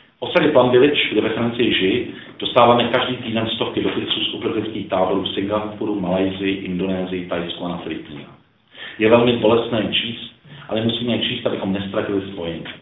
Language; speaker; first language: Czech; early bilingual, other home language; Croatian